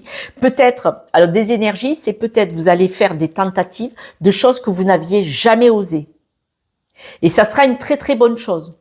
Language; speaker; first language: French; native; French